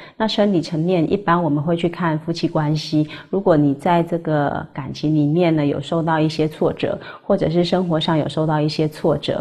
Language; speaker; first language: Chinese; native; Chinese